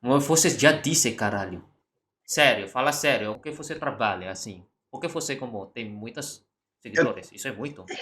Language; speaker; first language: Portuguese; non-native, learner; Indonesian